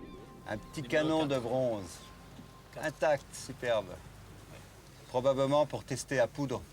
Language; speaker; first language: French; native; French